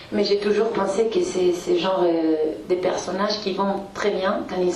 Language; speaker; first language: French; non-native, fluent; Spanish